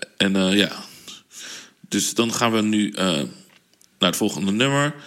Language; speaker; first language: Dutch; early bilingual, heritage; Dutch